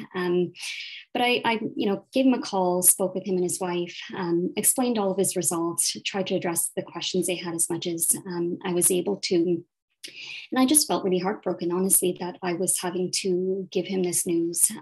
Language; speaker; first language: English; native; English